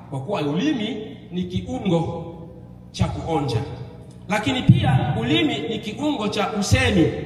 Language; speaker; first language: Swahili; non-native, local second language; Bembe